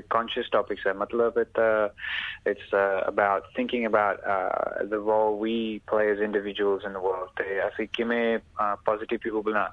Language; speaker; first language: Punjabi; early bilingual, other home language; English